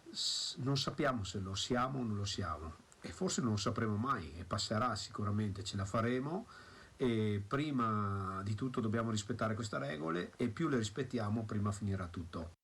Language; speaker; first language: Italian; native; Italian